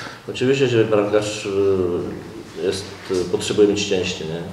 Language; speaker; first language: Polish; non-native, learner; Czech